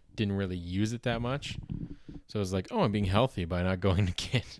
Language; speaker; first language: English; native; English